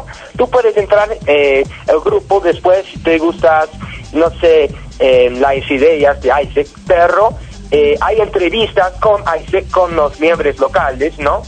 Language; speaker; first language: Spanish; non-native, learner; English